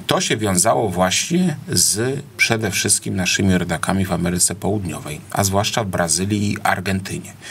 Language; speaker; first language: Polish; native; Polish